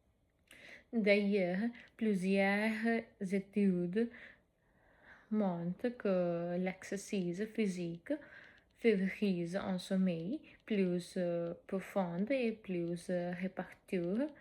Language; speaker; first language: French; non-native, fluent; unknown